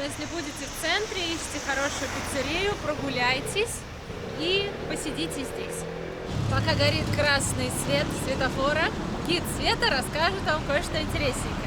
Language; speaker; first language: Russian; native; Russian